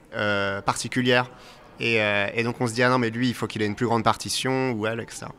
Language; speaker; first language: French; native; French